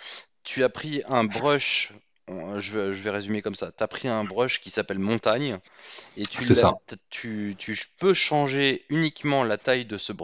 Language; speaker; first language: French; native; French